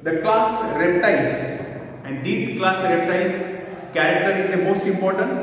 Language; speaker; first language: English; non-native, local second language; Marathi